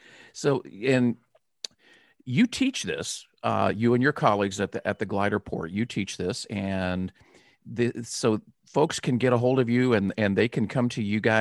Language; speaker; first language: English; native; English